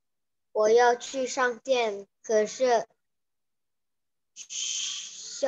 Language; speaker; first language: Chinese; non-native, learner; Indonesian